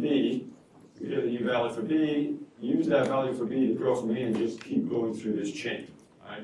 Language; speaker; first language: English; native; English